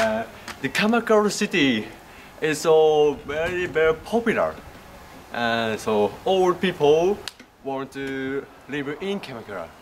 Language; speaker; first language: English; non-native, learner; Japanese